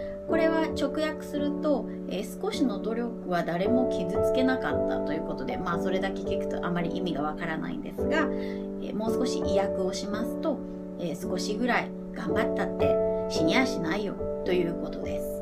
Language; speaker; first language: Japanese; native; Japanese